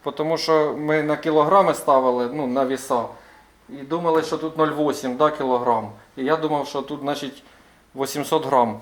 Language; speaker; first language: Ukrainian; non-native, local second language; Russian